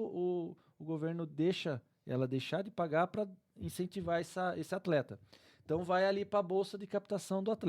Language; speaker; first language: Portuguese; native; Portuguese